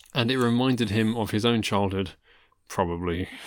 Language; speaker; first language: English; native; English